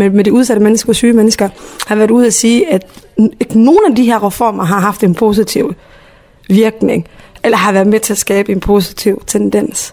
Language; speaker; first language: Danish; early bilingual, other home language; Somali